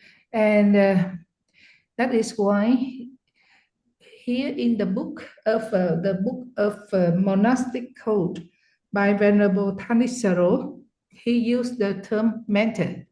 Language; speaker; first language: English; non-native, fluent; Vietnamese